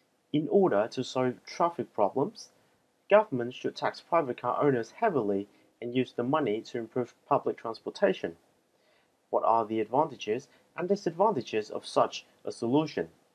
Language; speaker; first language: English; non-native, fluent; Vietnamese